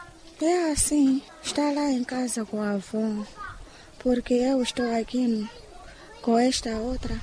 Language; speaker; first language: Portuguese; non-native, local second language; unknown